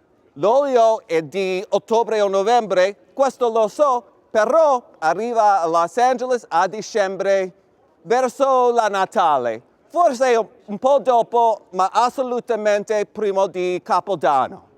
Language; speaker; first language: Italian; non-native, fluent; English